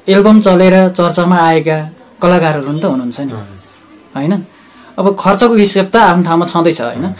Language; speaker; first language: Nepali; native; Nepali